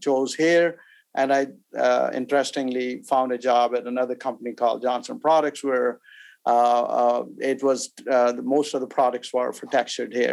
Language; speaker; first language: English; non-native, local second language; Urdu